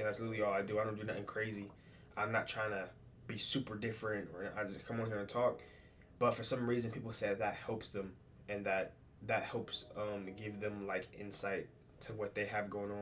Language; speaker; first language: English; native; English